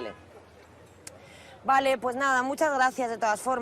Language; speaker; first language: Spanish; native; Spanish